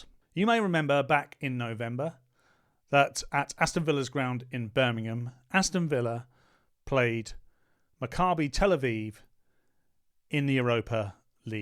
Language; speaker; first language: English; native; English